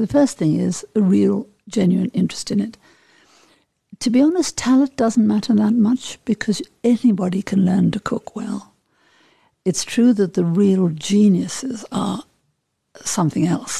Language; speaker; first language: English; native; English